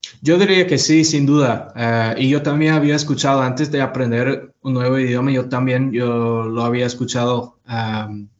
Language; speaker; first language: Spanish; non-native, fluent; English